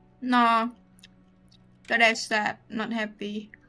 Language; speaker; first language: English; non-native, learner; Vietnamese